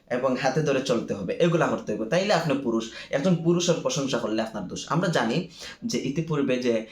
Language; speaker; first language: Bangla; native; Bangla